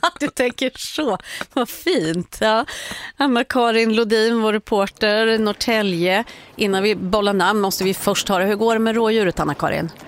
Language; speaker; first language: Swedish; native; Swedish